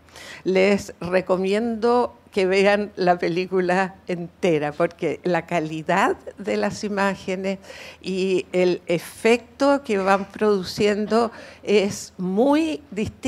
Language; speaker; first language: Spanish; native; Spanish